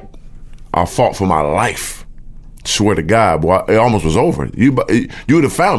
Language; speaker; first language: English; native; English